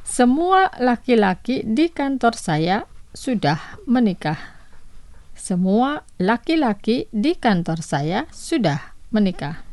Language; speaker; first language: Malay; non-native, fluent; Spanish